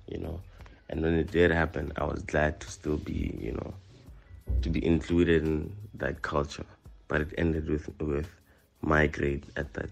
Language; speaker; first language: English; non-native, local second language; Tsonga